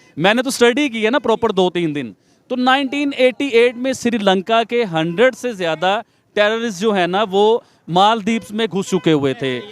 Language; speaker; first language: Urdu; non-native, local second language; Punjabi